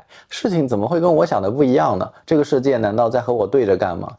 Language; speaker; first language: Chinese; native; Chinese